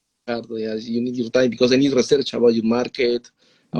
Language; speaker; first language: English; non-native, learner; Spanish